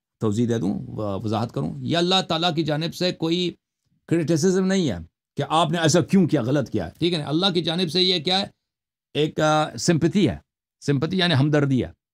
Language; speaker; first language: Urdu; non-native, local second language; Punjabi